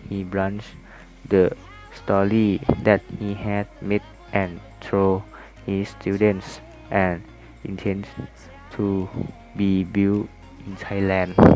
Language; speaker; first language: English; non-native, learner; Thai